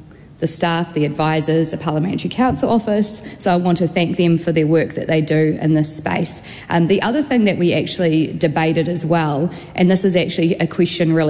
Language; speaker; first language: English; native; English